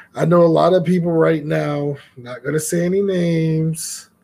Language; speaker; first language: English; native; English